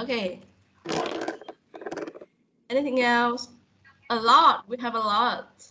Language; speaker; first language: English; non-native, fluent; Vietnamese